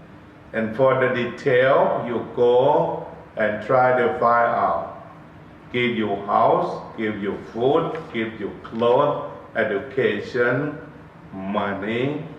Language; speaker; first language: English; non-native, learner; Thai